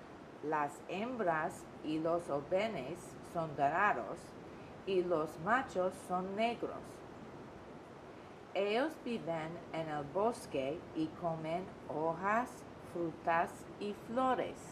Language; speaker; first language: Spanish; non-native, learner; English